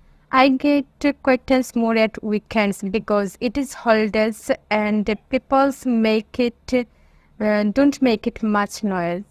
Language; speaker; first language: English; non-native, learner; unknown